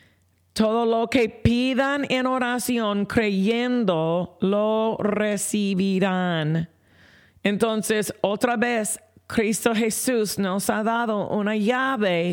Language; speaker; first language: Spanish; non-native, fluent; English